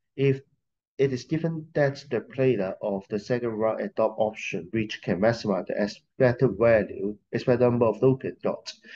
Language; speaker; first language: English; non-native, local second language; Cantonese